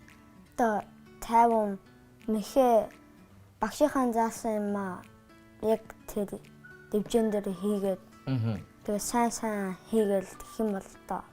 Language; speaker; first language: Mongolian; early bilingual, heritage; Mongolian